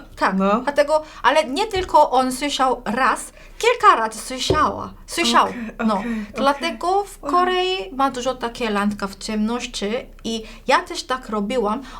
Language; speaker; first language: Polish; non-native, fluent; Korean